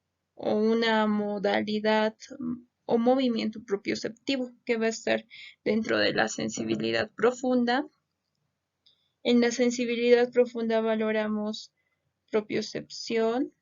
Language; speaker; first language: Spanish; native; Spanish